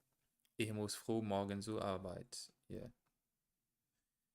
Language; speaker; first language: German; non-native, learner; Portuguese